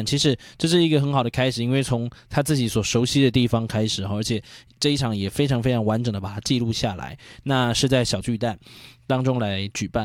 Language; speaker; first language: Chinese; native; Chinese